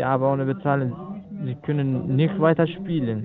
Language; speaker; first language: German; non-native, learner; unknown